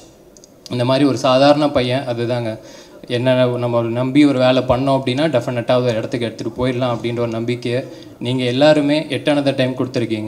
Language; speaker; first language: Tamil; native; Tamil